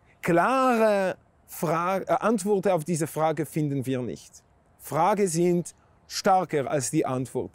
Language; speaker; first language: German; non-native, fluent; Hebrew